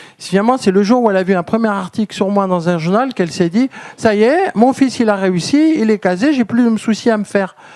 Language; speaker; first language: French; native; French